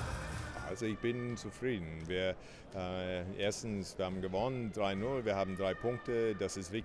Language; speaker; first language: German; non-native, fluent; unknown